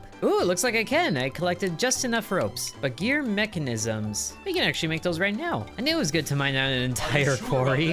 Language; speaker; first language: English; native; English